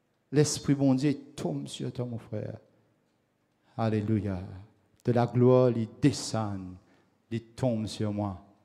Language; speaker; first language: French; non-native, local second language; Morisyen